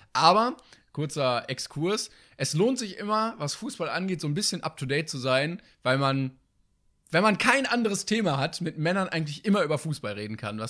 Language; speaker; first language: German; native; German